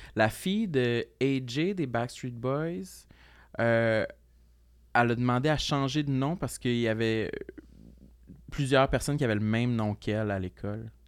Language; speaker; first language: French; native; French